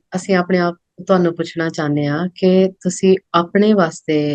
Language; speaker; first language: Punjabi; early bilingual, other home language; English